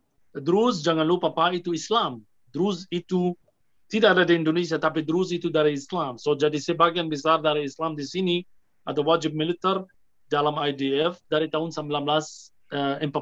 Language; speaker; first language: Indonesian; non-native, fluent; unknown